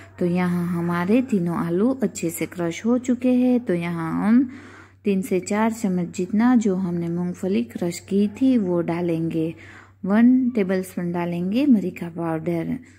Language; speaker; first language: Hindi; non-native, local second language; Gujarati